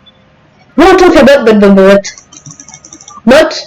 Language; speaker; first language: French; native; French